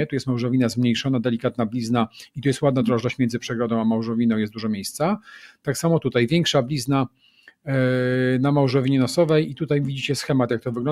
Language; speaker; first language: Polish; native; Polish